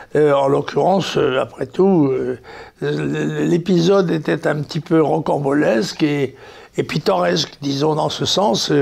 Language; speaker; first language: French; native; French